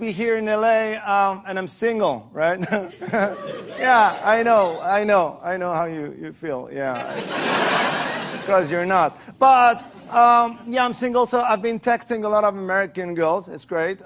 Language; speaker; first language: English; non-native, fluent; French